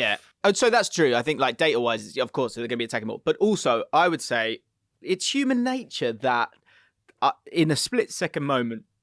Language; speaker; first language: English; native; English